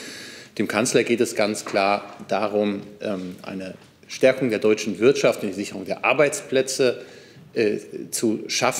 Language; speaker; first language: German; native; German